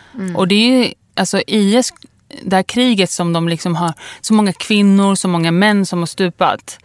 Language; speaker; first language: Swedish; early bilingual, other home language; Kurdish